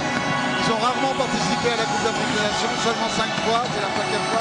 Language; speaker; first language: French; native; French